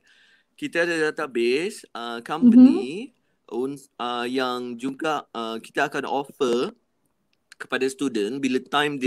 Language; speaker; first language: Malay; native; Malay